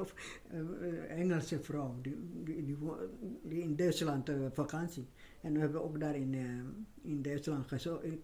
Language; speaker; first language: Dutch; non-native, learner; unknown